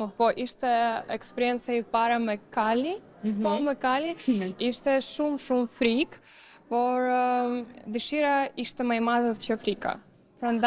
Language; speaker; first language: Albanian; non-native, learner; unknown